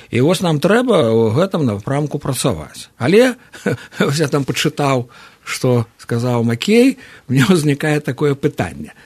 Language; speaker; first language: Belarusian; native; Belarusian